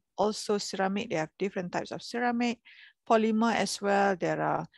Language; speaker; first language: English; non-native, local second language; Malay